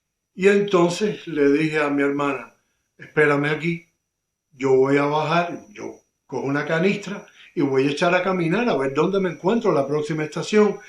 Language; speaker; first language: Spanish; native; Spanish